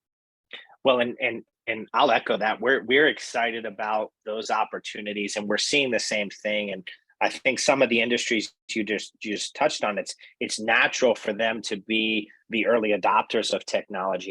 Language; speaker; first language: English; native; English